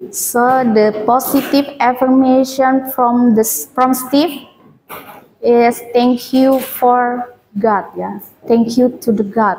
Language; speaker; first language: English; non-native, learner; Indonesian